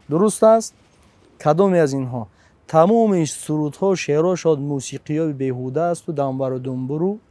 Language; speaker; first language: Tajik; native; Tajik